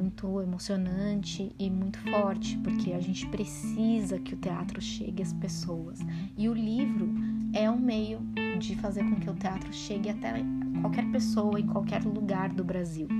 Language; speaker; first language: Portuguese; native; Portuguese